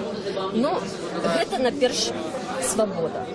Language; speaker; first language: Belarusian; non-native, local second language; Russian